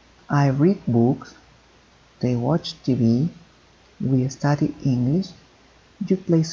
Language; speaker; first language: English; non-native, fluent; Spanish